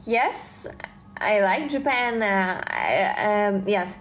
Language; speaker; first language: English; non-native, learner; Russian